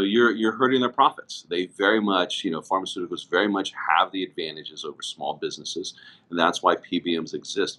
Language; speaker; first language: English; native; English